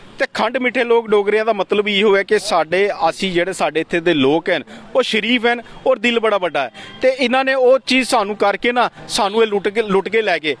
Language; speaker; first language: Punjabi; native; Punjabi